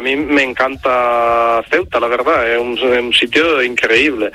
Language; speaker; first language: Spanish; non-native, fluent; Italian